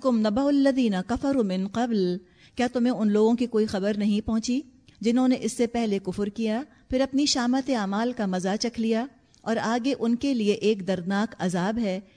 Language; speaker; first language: Urdu; native; Urdu